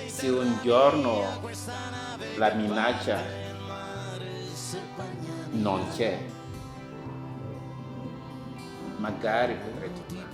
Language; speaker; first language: Italian; non-native, fluent; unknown